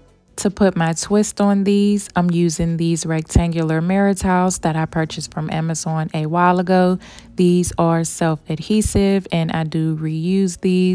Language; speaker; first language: English; native; English